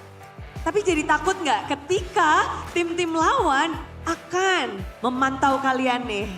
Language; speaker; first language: Indonesian; native; Indonesian